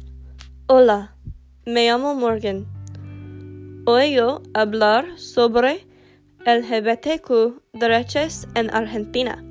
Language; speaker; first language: Spanish; non-native, learner; English